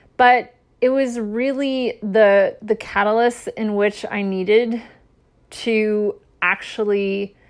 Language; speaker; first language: English; native; English